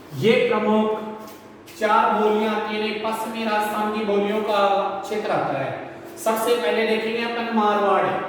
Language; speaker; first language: Hindi; native; Hindi